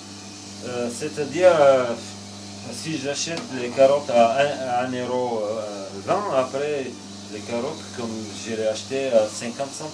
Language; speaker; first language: French; non-native, fluent; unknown